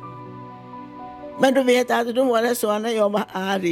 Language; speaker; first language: Swedish; non-native, fluent; Italian